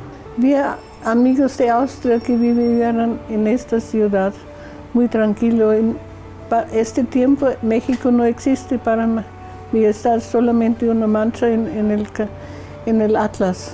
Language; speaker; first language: Spanish; non-native, fluent; German